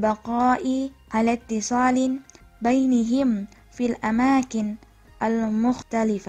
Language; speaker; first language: Arabic; non-native, learner; Indonesian